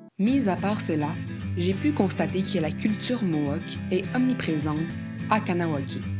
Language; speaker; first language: French; native; French